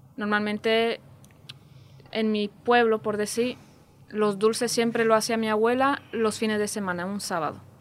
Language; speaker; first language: Spanish; non-native, fluent; Romanian